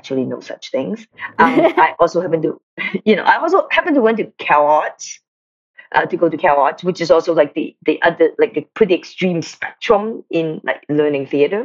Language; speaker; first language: English; non-native, local second language; Cantonese